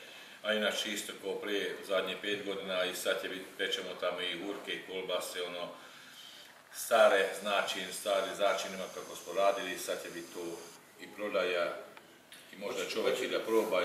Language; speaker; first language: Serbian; non-native, local second language; Hungarian